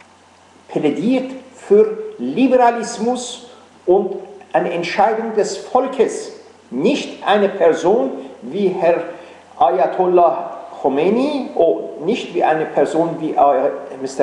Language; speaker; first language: German; non-native, fluent; Persian